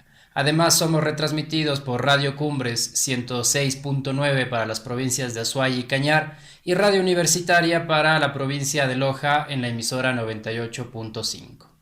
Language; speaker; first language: Spanish; native; Spanish